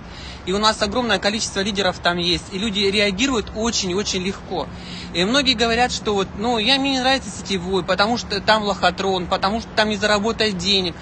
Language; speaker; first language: Russian; native; Russian